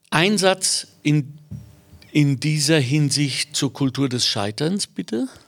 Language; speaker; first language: German; native; German